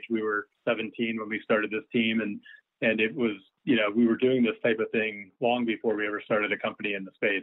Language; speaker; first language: English; native; English